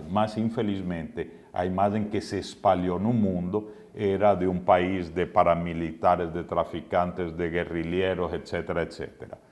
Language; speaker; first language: Portuguese; non-native, fluent; Spanish